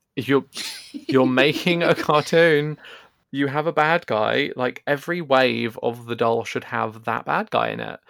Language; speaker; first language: English; native; English